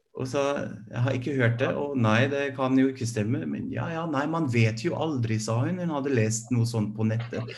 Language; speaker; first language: Norwegian; non-native, fluent; German